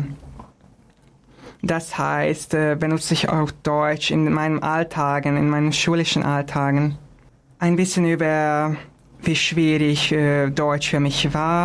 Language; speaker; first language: German; non-native, fluent; Hungarian